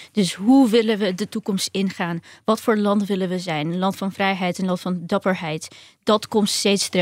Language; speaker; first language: Dutch; early bilingual, other home language; Ukrainian